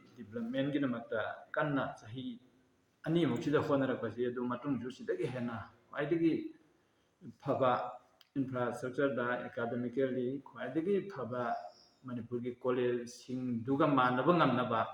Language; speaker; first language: Manipuri; native; Manipuri